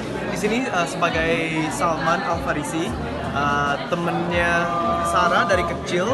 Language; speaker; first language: Indonesian; early bilingual, heritage; English